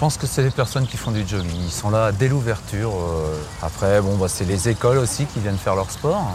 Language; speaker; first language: French; native; French